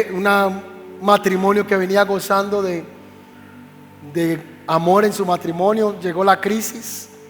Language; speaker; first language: Spanish; native; Spanish